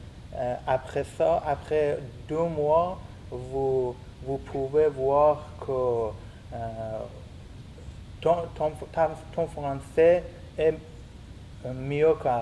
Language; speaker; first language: French; non-native, learner; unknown